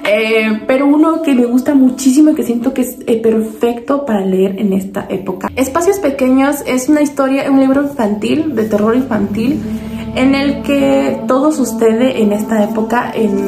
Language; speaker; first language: Spanish; native; Spanish